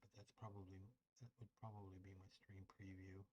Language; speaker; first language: English; native; English